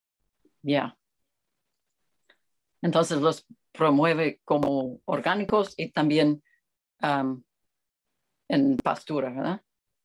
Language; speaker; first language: Spanish; non-native, fluent; English